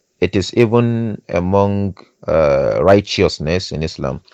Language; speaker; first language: English; non-native, local second language; Hausa